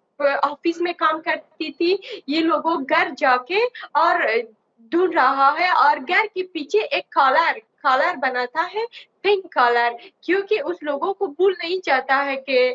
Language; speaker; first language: Hindi; non-native, learner; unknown